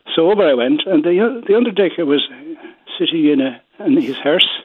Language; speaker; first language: English; native; English